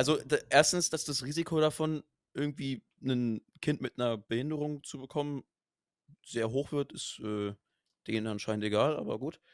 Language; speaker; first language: German; native; German